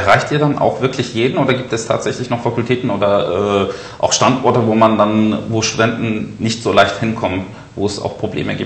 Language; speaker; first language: German; native; German